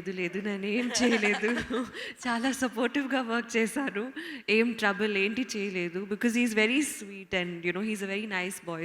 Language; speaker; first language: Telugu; non-native, learner; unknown